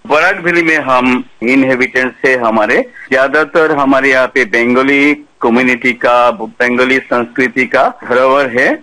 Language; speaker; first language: Hindi; non-native, local second language; Bangla